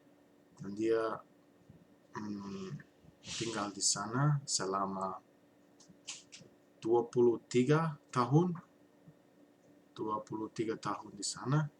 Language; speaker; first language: Indonesian; non-native, learner; English